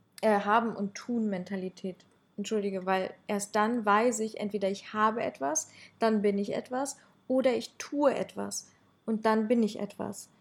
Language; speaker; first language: German; early bilingual, other home language; Russian